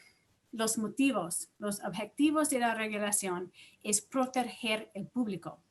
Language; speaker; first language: Spanish; non-native, fluent; English